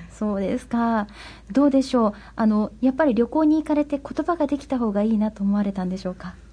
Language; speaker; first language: Japanese; native; Japanese